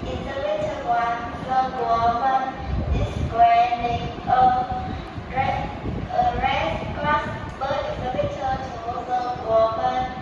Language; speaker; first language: English; non-native, learner; Vietnamese